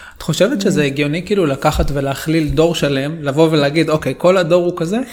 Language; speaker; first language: Hebrew; native; Hebrew